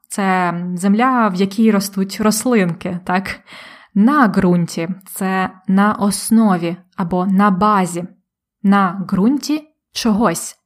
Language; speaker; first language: Ukrainian; native; Ukrainian